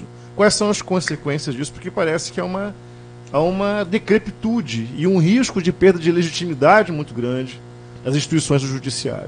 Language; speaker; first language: Portuguese; native; Portuguese